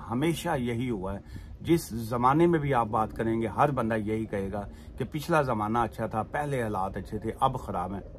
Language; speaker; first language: Urdu; native; Urdu